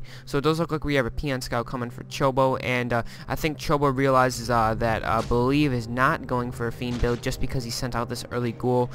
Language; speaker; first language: English; native; English